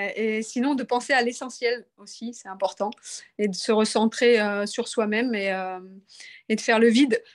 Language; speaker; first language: French; native; French